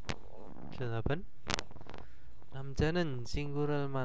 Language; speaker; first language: Korean; non-native, fluent; Indonesian